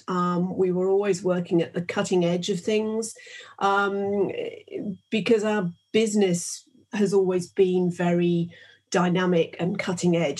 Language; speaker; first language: English; native; English